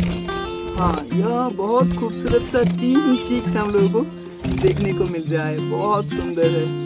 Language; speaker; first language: Hindi; non-native, local second language; Bangla